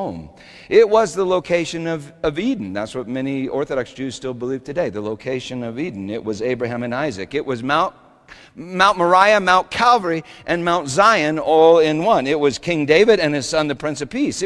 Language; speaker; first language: English; native; English